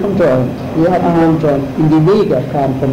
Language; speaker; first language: German; non-native, fluent; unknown